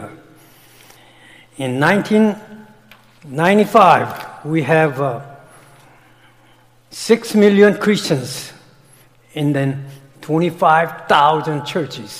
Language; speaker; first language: English; non-native, fluent; Korean